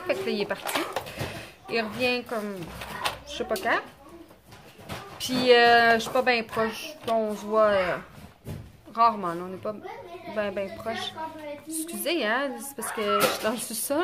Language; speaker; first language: French; native; French